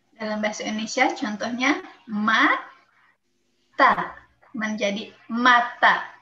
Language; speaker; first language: Indonesian; native; Indonesian